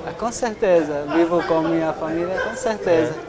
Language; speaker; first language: Portuguese; non-native, local second language; Arabic